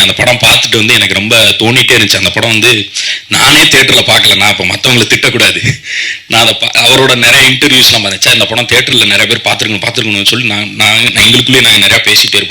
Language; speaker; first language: Tamil; native; Tamil